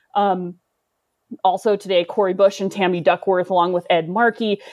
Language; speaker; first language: English; native; English